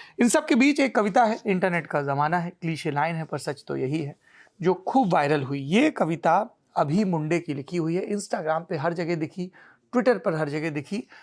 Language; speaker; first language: Hindi; native; Hindi